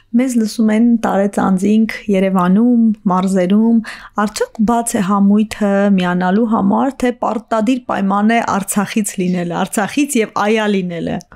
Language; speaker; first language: Armenian; native; Armenian